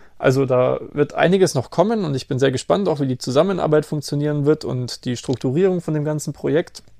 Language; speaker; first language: German; native; German